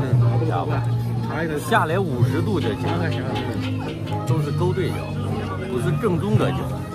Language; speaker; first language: Chinese; native; Chinese